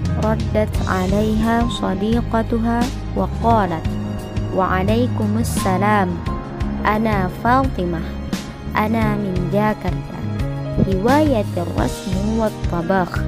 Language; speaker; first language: Arabic; non-native, learner; Indonesian